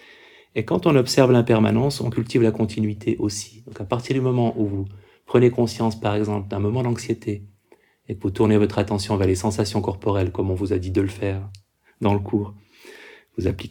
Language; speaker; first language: French; native; French